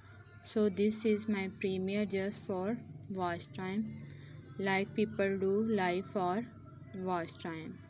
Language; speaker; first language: English; non-native, learner; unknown